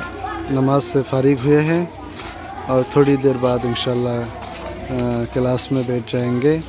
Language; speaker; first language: Hindi; non-native, local second language; Bangla